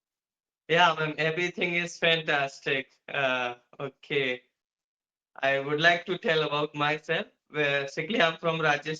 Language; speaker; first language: English; non-native, learner; Hindi